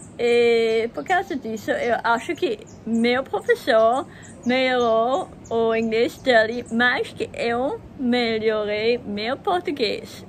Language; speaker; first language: Portuguese; non-native, learner; German